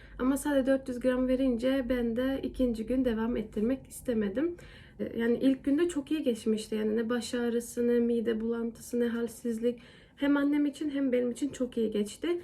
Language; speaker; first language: Turkish; early bilingual, heritage; Turkish